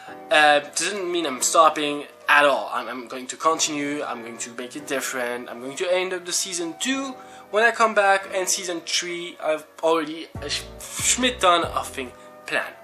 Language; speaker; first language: English; non-native, fluent; French